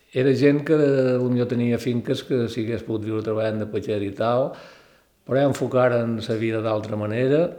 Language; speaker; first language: Catalan; native; Catalan